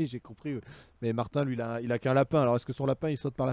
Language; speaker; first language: French; native; French